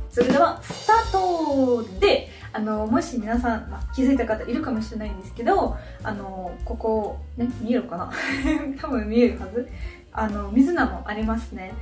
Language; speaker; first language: Japanese; non-native, fluent; Russian